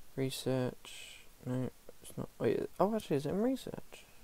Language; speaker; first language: English; native; English